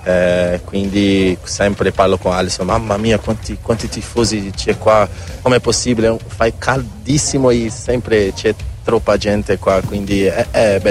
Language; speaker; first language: Italian; non-native, learner; Portuguese